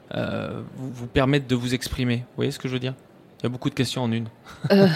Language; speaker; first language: French; native; French